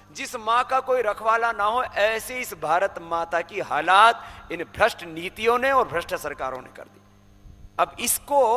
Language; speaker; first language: Hindi; native; Hindi